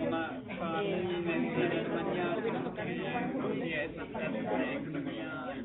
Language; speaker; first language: Spanish; non-native, fluent; German